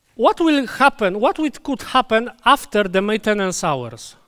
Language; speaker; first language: English; non-native, fluent; Polish